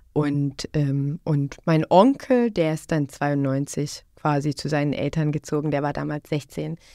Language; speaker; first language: German; non-native, fluent; Bosnian